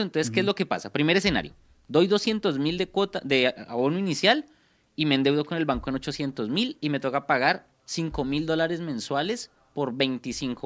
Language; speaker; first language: Spanish; native; Spanish